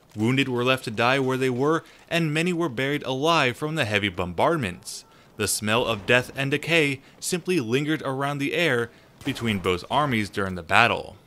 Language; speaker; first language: English; native; English